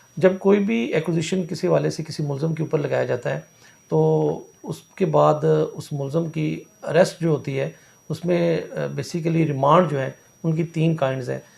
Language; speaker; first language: Urdu; non-native, local second language; Punjabi